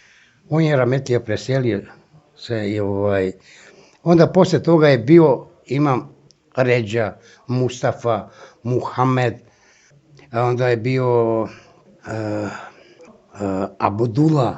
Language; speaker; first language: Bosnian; non-native, local second language; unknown